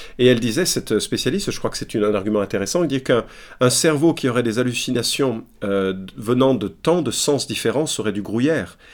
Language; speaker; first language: French; native; French